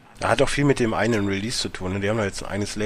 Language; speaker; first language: German; native; German